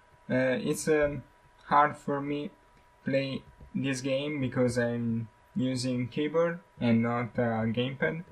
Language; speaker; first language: English; non-native, learner; Italian